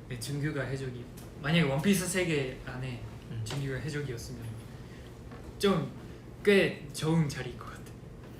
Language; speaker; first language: Korean; non-native, fluent; Japanese